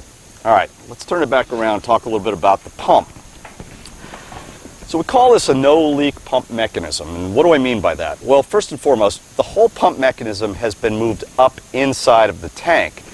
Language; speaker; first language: English; native; English